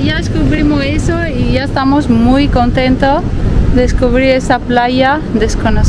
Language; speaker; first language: Spanish; non-native, fluent; Italian